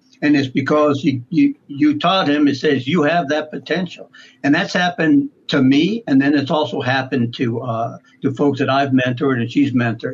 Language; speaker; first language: English; native; English